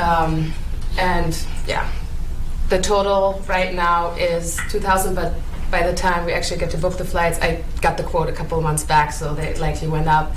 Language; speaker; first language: English; non-native, fluent; German